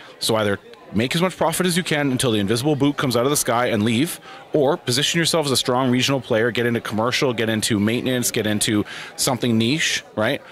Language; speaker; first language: English; native; English